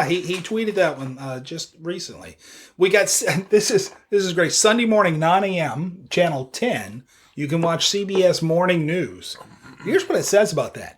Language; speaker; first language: English; native; English